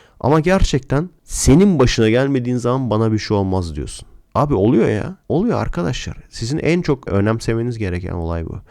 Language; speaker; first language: Turkish; native; Turkish